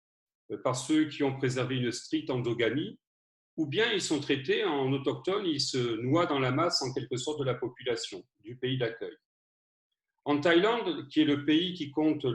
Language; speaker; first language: French; native; French